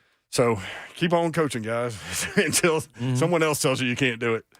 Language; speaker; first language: English; native; English